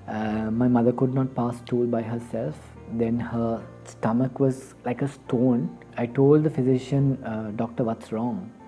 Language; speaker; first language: English; non-native, local second language; Sinhala